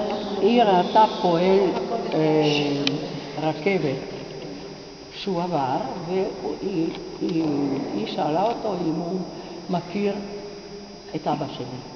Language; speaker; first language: Hebrew; non-native, fluent; Italian